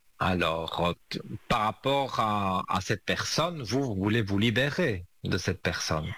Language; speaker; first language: French; native; French